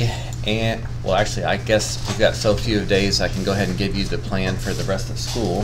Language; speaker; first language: English; native; English